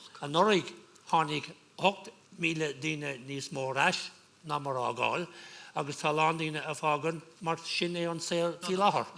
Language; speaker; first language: Irish; non-native, local second language; English